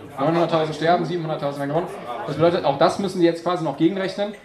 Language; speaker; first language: German; native; German